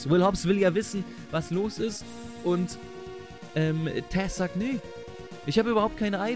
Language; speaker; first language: German; native; German